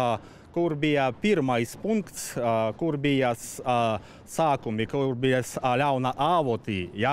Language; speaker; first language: Latvian; non-native, fluent; Russian